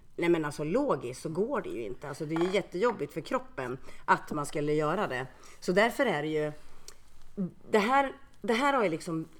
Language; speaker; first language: Swedish; early bilingual, other home language; Finnish